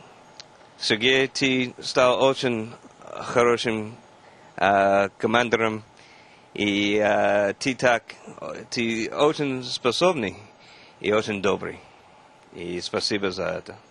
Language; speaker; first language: Russian; non-native, fluent; English